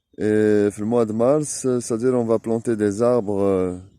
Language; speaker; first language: French; non-native, local second language; Arabic